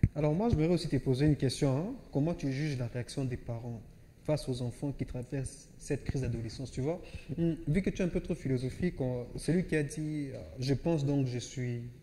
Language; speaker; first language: French; non-native, local second language; Swahili